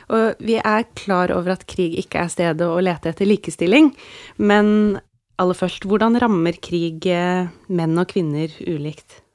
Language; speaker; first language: Norwegian; native; Norwegian